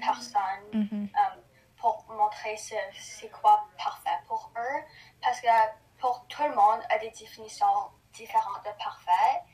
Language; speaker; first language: French; non-native, local second language; English